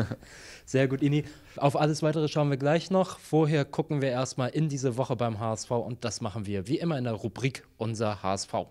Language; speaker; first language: German; native; German